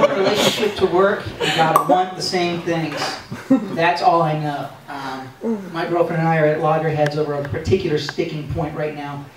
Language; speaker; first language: English; native; English